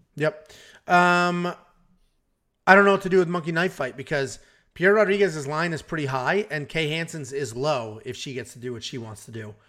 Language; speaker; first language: English; native; English